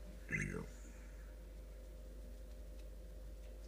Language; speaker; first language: Russian; non-native, learner; Georgian